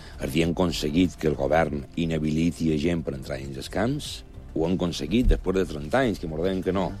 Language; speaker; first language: Catalan; native; Catalan